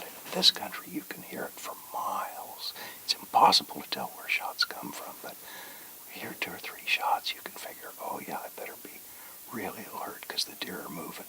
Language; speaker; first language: English; native; English